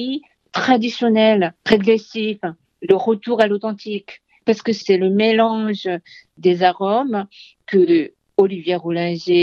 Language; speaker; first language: French; non-native, fluent; Japanese